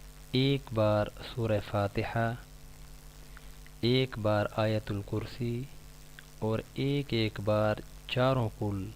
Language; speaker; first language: Urdu; native; Urdu